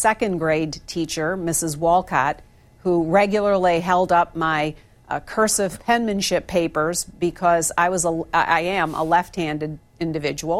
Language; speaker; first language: English; native; English